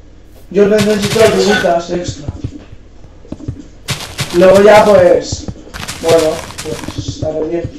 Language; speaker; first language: Spanish; native; Spanish